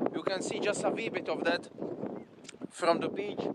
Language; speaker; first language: English; non-native, fluent; Czech